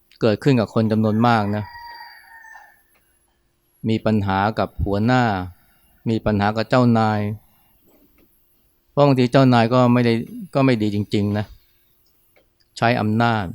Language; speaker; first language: Thai; native; Thai